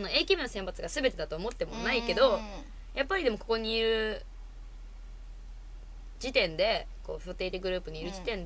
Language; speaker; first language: Japanese; native; Japanese